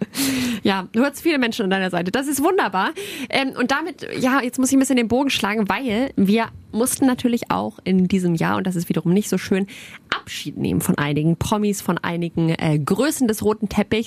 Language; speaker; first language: German; native; German